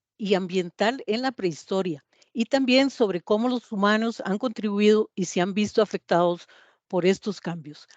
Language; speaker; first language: Spanish; native; Spanish